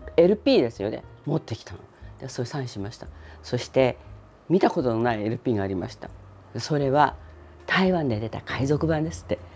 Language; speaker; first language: Japanese; non-native, fluent; Chinese